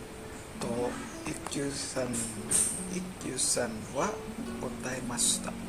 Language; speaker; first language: Japanese; non-native, learner; Indonesian